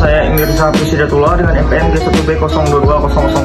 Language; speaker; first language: Indonesian; native; Indonesian